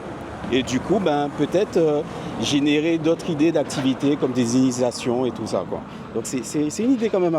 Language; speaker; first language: French; native; French